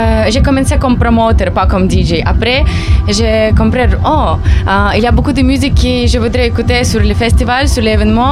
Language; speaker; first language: French; non-native, learner; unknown